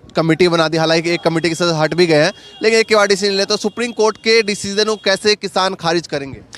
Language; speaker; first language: Hindi; native; Hindi